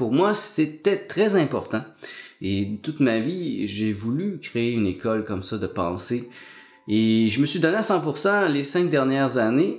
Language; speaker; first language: French; native; French